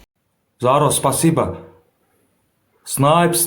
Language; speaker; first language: Russian; non-native, learner; Turkmen